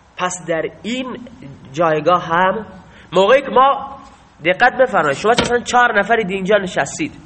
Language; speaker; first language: Persian; non-native, local second language; Baluchi